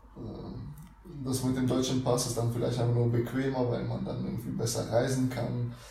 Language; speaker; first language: German; early bilingual, other home language; Russian